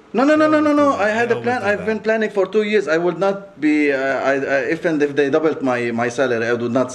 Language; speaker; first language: English; non-native, local second language; Arabic